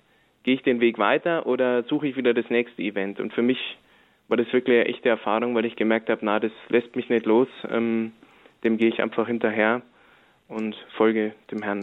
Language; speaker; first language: German; native; German